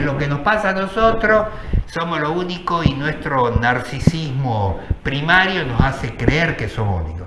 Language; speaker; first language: Spanish; native; Spanish